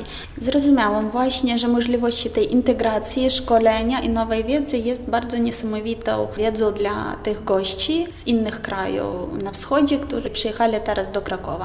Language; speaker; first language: Polish; non-native, fluent; Ukrainian